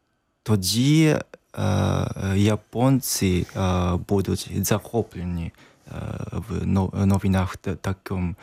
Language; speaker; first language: Ukrainian; non-native, learner; Japanese